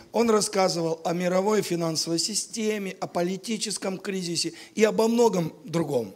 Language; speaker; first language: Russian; native; Russian